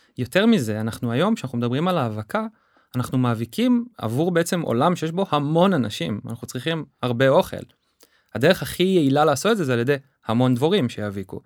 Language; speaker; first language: Hebrew; native; Hebrew